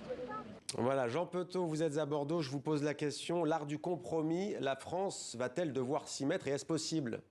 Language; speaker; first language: French; native; French